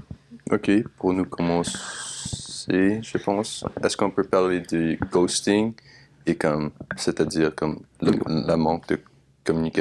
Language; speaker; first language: French; non-native, local second language; English